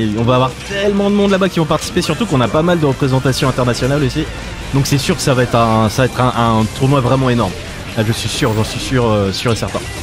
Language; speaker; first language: French; native; French